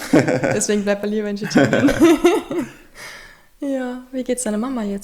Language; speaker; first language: German; native; German